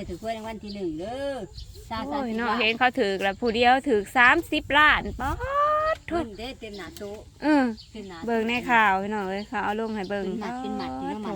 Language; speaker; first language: Thai; non-native, local second language; Northeastern Thai